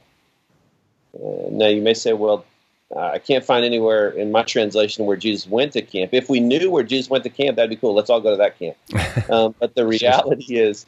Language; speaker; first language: English; native; English